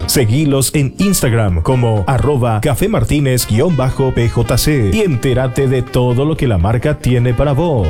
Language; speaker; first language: Spanish; native; Spanish